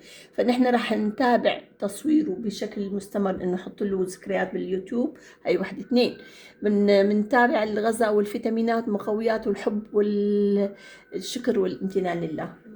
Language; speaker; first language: Arabic; native; Arabic